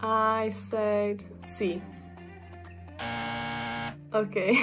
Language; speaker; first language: English; non-native, fluent; Czech